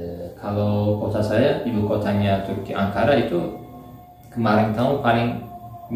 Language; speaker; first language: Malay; non-native, learner; Turkish